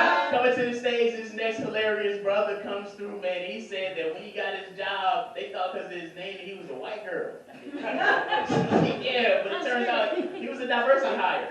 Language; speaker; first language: English; native; English